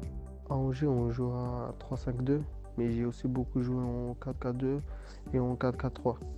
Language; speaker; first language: French; non-native, local second language; Arabic